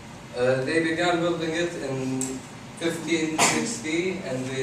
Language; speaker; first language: English; non-native, fluent; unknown